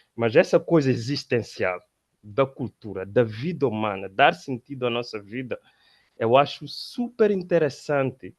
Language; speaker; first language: Portuguese; non-native, local second language; Upper Guinea Crioulo